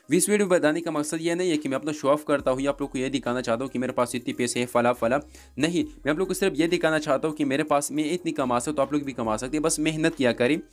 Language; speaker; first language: Urdu; non-native, local second language; Pashto